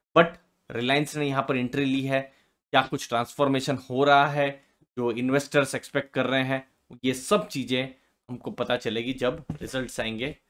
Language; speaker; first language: Hindi; native; Hindi